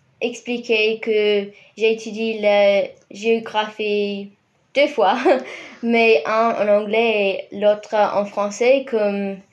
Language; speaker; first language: French; non-native, fluent; English